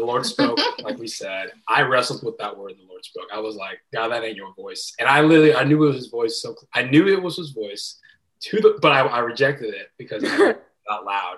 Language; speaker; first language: English; native; English